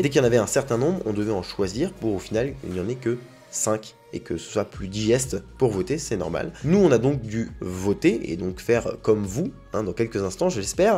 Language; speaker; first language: French; native; French